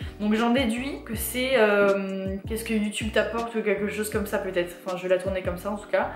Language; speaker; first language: French; native; French